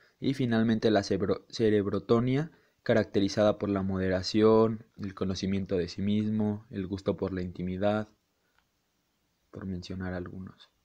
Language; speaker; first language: Spanish; native; Spanish